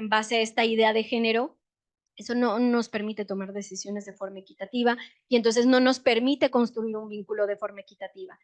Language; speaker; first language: Spanish; native; Spanish